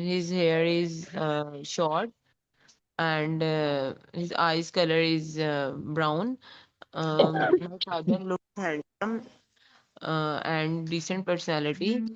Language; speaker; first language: English; non-native, learner; Urdu